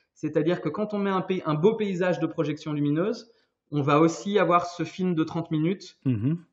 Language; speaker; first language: French; native; French